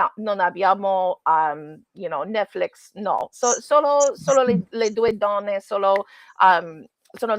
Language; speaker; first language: Italian; non-native, learner; English